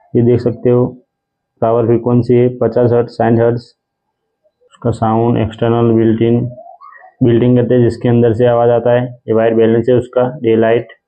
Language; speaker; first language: Hindi; non-native, local second language; Gujarati